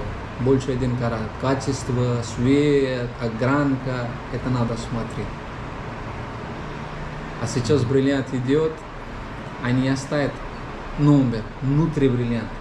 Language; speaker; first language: Russian; non-native, learner; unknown